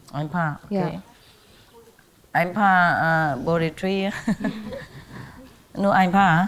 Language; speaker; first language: German; non-native, learner; Vietnamese